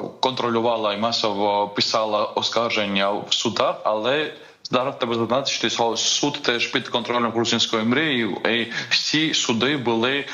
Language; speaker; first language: Ukrainian; non-native, fluent; Georgian